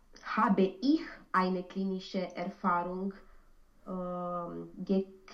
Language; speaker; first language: German; non-native, learner; Romanian